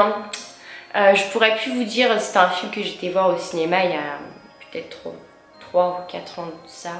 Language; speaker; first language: French; native; French